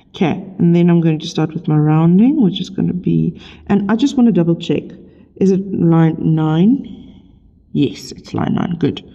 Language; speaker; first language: English; non-native, local second language; Afrikaans